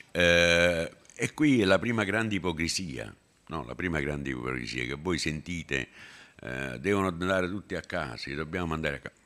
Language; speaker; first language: Italian; native; Italian